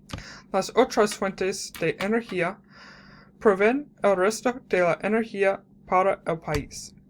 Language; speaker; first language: Spanish; non-native, learner; English